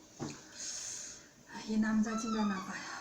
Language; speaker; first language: Korean; non-native, learner; Chinese